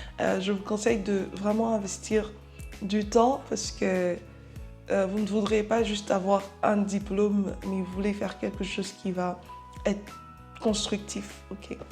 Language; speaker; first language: French; non-native, local second language; Lingala